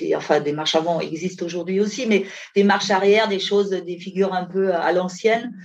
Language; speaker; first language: French; non-native, fluent; German